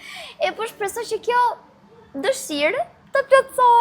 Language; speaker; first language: Albanian; native; Albanian